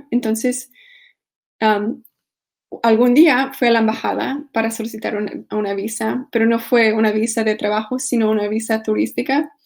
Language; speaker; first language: Spanish; non-native, fluent; English